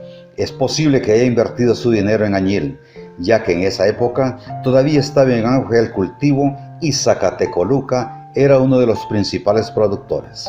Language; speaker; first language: Spanish; native; Spanish